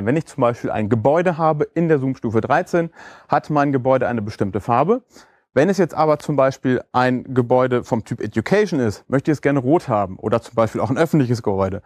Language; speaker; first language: German; native; German